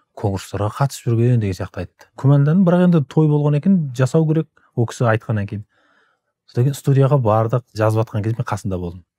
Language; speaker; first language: Kazakh; native; Kazakh